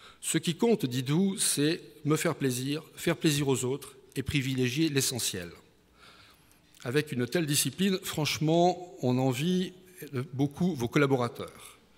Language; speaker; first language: French; native; French